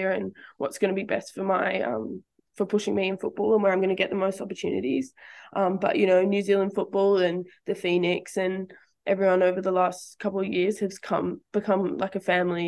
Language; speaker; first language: English; native; English